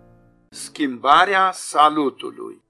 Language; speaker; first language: Romanian; native; Romanian